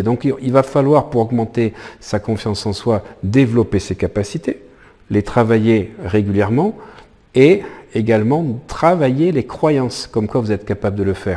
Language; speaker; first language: French; native; French